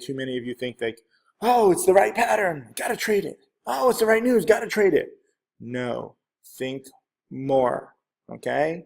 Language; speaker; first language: English; native; English